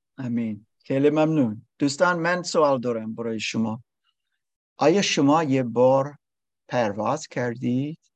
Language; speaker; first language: Persian; non-native, learner; English